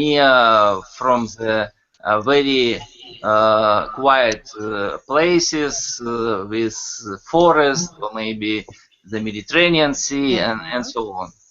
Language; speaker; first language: English; non-native, learner; Russian